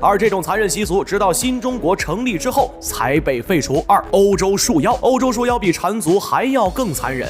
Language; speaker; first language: Chinese; native; Chinese